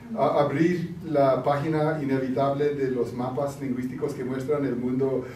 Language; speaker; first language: Spanish; early bilingual, heritage; Spanish